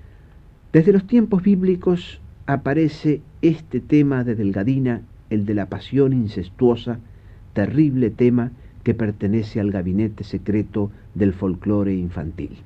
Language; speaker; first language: Spanish; native; Spanish